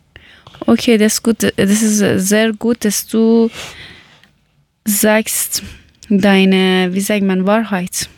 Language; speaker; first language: German; early bilingual, other home language; Persian